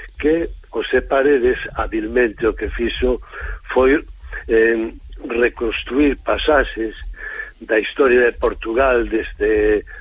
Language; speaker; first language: Galician; native; Galician